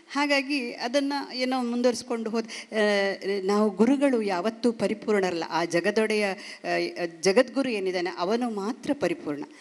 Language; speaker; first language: Kannada; native; Kannada